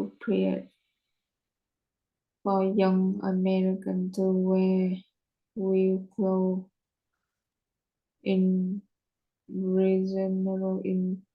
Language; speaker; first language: English; non-native, learner; Vietnamese